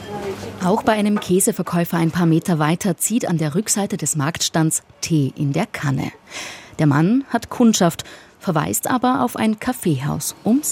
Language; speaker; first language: German; native; German